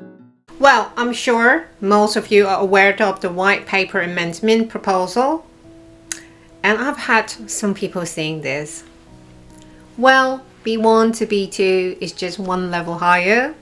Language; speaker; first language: English; non-native, fluent; Cantonese